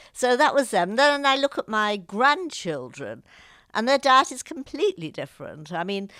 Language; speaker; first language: English; native; English